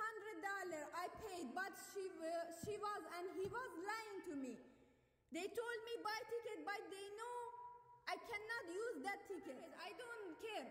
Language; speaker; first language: English; non-native, learner; Persian